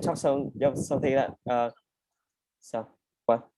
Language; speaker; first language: English; non-native, learner; Vietnamese